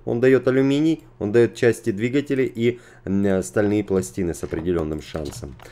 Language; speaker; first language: Russian; native; Russian